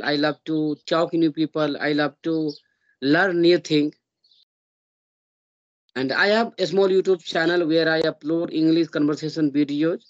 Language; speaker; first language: English; non-native, learner; Hindi